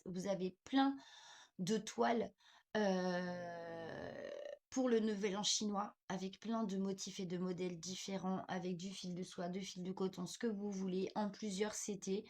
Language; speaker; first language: French; native; French